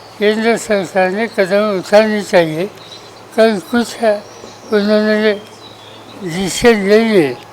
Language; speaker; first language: Hindi; non-native, local second language; Marathi